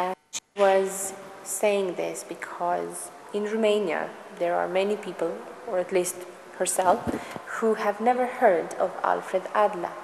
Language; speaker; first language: English; non-native, fluent; Romanian